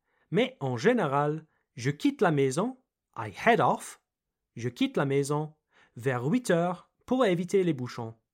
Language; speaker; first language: French; non-native, fluent; English